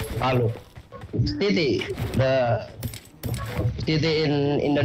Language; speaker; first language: English; non-native, learner; Indonesian